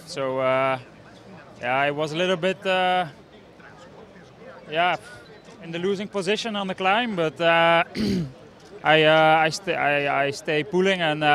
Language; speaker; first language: English; non-native, fluent; Dutch